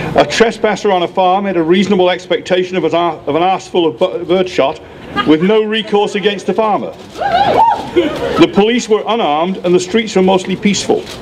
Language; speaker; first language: English; native; English